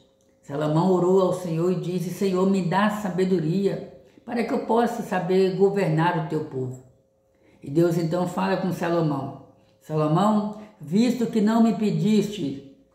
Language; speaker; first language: Portuguese; native; Portuguese